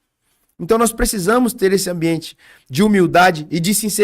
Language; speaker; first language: Portuguese; native; Portuguese